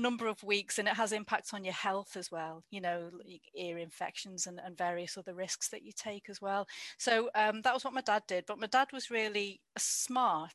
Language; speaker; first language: English; native; English